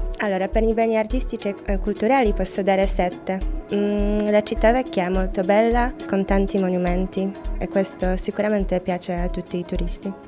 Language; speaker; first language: Italian; non-native, fluent; Polish